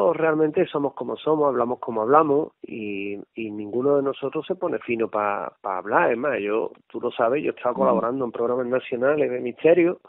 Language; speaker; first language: Spanish; native; Spanish